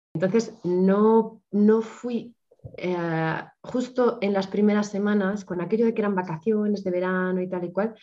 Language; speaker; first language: Spanish; native; Spanish